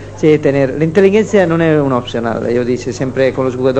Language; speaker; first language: Spanish; non-native, fluent; Italian